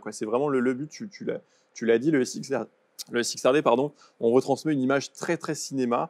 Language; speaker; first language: French; native; French